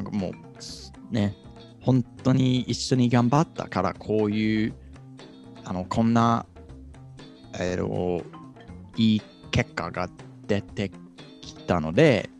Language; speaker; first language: Japanese; non-native, fluent; English